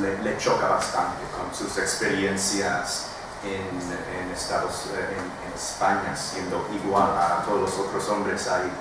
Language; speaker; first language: Spanish; non-native, fluent; English